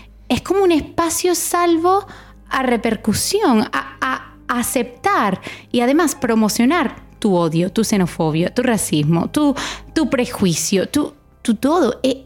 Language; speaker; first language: Spanish; early bilingual, heritage; Spanish